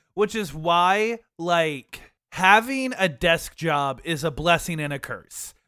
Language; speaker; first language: English; native; English